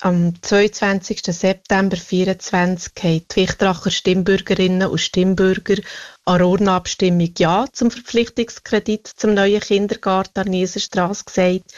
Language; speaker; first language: German; native; German